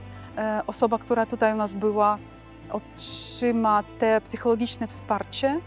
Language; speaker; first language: Polish; non-native, fluent; Ukrainian